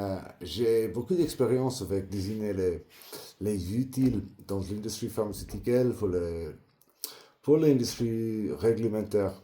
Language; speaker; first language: French; non-native, learner; English